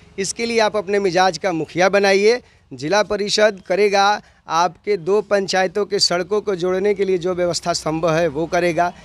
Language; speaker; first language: Hindi; native; Hindi